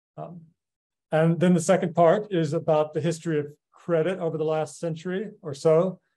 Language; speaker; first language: English; native; English